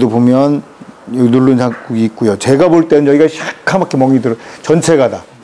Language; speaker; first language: Korean; native; Korean